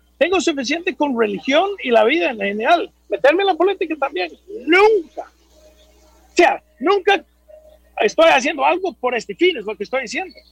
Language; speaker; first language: Spanish; non-native, fluent; English